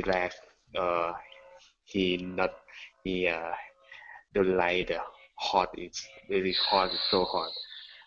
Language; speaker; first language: English; non-native, learner; Thai